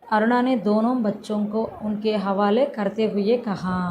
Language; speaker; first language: Hindi; non-native, local second language; Telugu